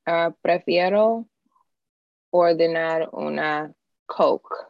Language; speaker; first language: Spanish; non-native, learner; English